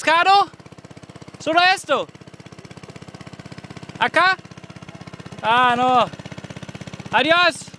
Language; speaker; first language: Spanish; non-native, learner; German